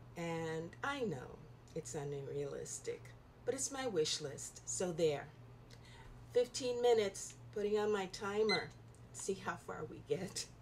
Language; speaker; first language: English; non-native, local second language; Spanish